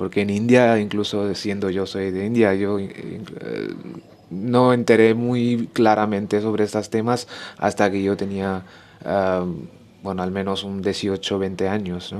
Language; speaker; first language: Spanish; non-native, learner; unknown